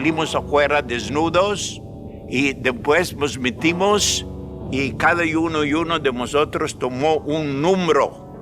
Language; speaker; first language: Spanish; non-native, fluent; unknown